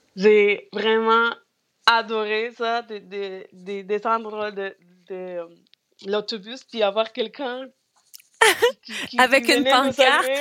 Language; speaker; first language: French; non-native, fluent; Spanish